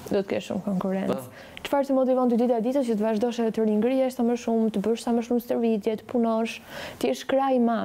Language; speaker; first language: Albanian; native; Albanian